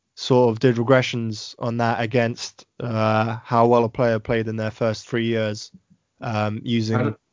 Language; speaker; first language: English; native; English